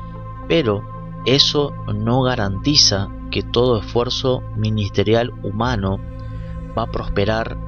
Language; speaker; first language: Spanish; native; Spanish